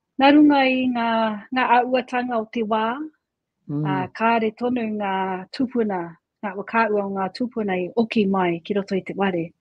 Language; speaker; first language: Māori; native; Māori